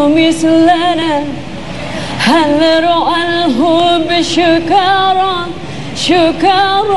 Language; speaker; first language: Arabic; non-native, learner; Indonesian